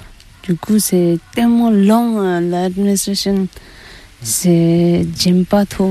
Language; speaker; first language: French; non-native, learner; Tibetan